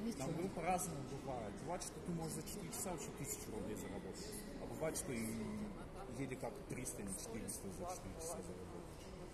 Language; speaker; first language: Russian; native; Russian